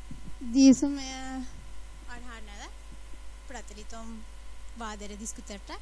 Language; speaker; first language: Norwegian; non-native, fluent; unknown